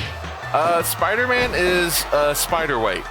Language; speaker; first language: English; native; English